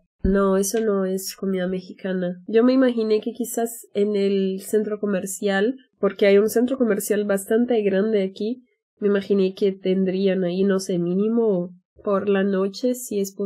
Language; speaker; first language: Spanish; non-native, fluent; Portuguese